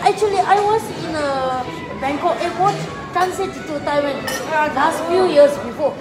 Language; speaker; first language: English; non-native, learner; Nepali